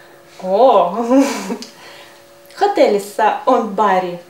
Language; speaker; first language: Finnish; non-native, learner; Russian